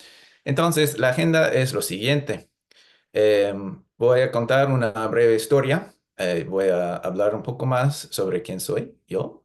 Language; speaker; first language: Spanish; non-native, fluent; English